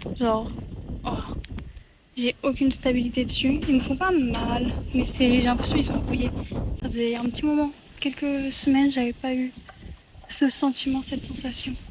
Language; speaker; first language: French; native; French